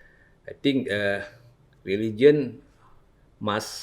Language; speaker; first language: English; non-native, learner; Indonesian